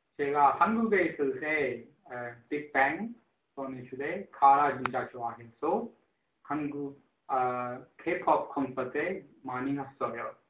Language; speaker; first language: Korean; non-native, learner; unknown